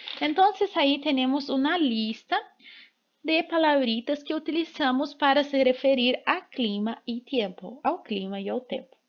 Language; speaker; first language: Spanish; non-native, fluent; Portuguese